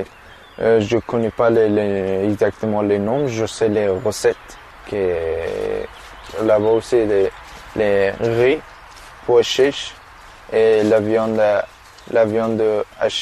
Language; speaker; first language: French; non-native, learner; Persian